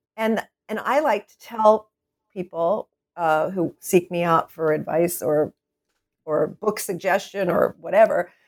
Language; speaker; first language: English; native; English